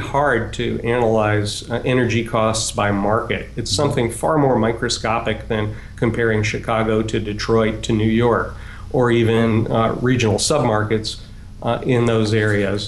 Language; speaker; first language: English; native; English